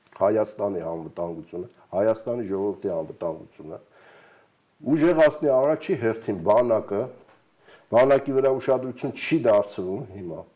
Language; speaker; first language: Armenian; native; Armenian